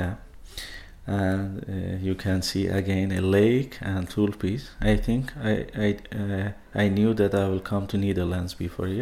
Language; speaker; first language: English; non-native, fluent; Persian